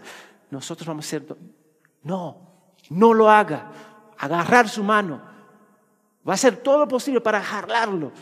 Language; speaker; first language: Spanish; early bilingual, heritage; Spanish